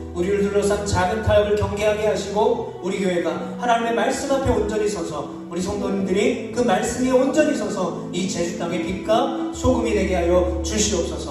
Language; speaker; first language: Korean; native; Korean